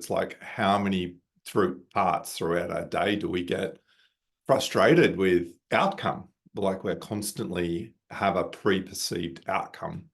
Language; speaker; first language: English; native; English